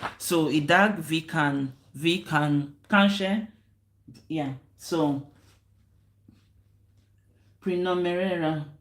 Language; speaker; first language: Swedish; non-native, learner; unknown